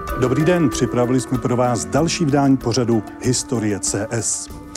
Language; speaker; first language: Czech; native; Czech